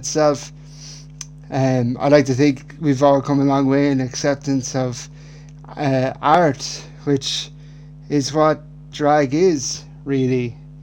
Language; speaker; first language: English; native; English